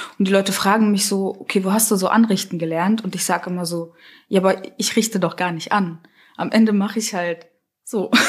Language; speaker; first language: German; early bilingual, other home language; Russian